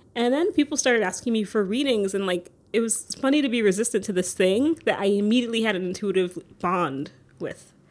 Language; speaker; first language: English; native; English